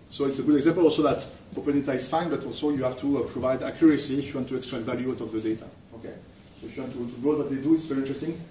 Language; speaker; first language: English; non-native, fluent; French